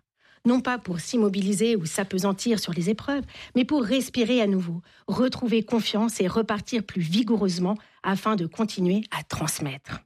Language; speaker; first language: French; native; French